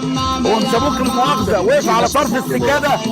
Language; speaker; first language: Arabic; native; Arabic